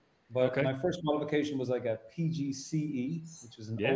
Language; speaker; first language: English; native; English